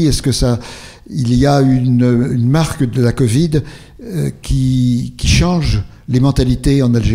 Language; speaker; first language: French; native; French